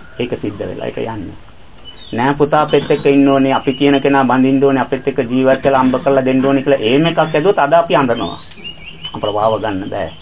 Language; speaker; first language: Sinhala; non-native, fluent; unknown